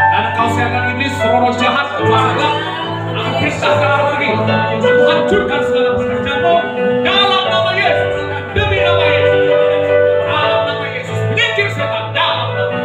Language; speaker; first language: Indonesian; native; Indonesian